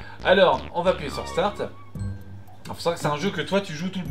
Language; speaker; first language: French; native; French